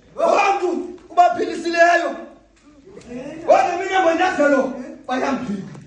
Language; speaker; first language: Zulu; non-native, local second language; Xhosa